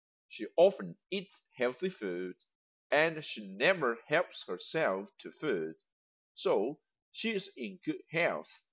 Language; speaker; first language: English; non-native, fluent; Chinese